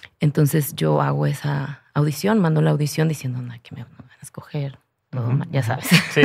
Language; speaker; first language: Spanish; native; Spanish